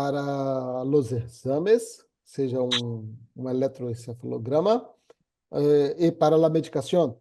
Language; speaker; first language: Spanish; non-native, fluent; Portuguese